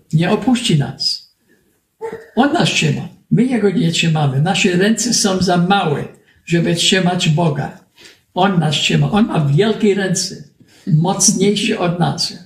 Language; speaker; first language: Polish; early bilingual, heritage; Polish